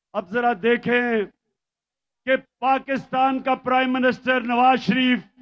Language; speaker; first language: Urdu; native; Urdu